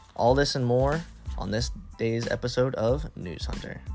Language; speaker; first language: English; native; English